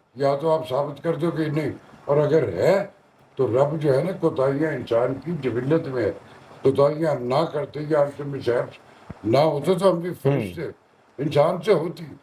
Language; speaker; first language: Urdu; non-native, local second language; Punjabi